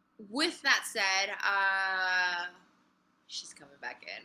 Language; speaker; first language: English; early bilingual, other home language; Spanish